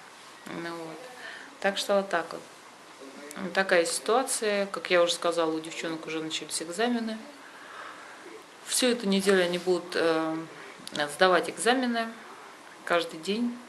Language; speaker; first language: Russian; native; Russian